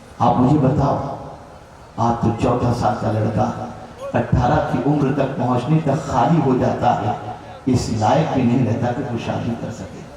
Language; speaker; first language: Urdu; native; Urdu